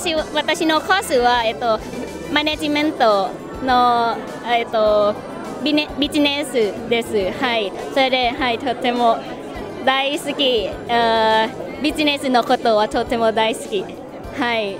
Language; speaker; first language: Japanese; non-native, learner; Thai